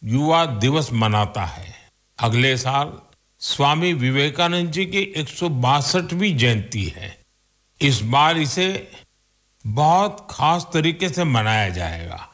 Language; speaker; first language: Hindi; non-native, local second language; Gujarati